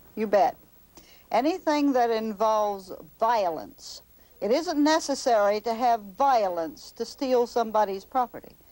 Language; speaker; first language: English; native; English